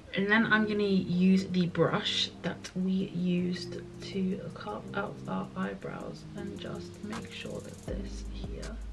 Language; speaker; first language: English; native; English